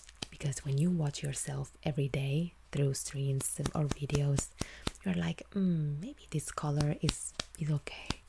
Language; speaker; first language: English; non-native, fluent; Italian